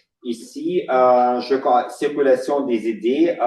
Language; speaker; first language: French; non-native, fluent; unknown